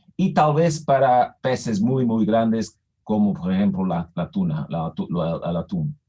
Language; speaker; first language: Spanish; non-native, fluent; English